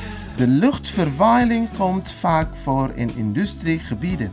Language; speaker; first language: Dutch; non-native, fluent; Indonesian